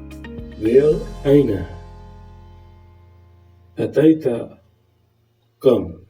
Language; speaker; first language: Arabic; non-native, fluent; Urdu